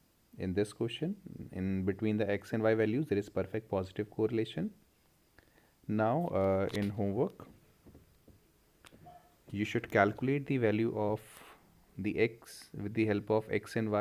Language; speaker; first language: English; non-native, local second language; Hindi